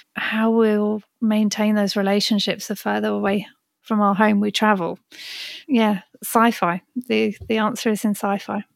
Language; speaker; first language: English; native; English